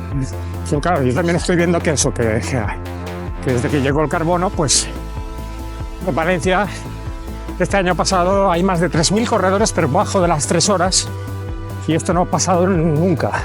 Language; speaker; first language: Spanish; native; Spanish